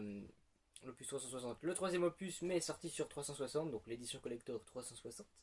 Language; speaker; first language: French; native; French